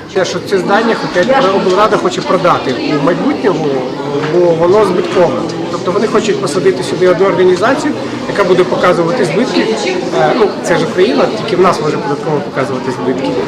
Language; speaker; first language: Ukrainian; non-native, local second language; Russian